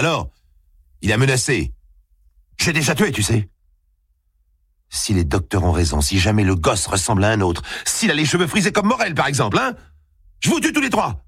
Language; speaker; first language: French; native; French